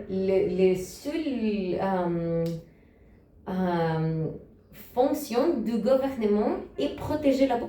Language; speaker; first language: French; non-native, learner; Spanish